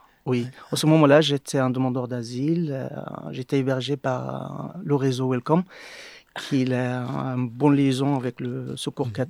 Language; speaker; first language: French; non-native, learner; Arabic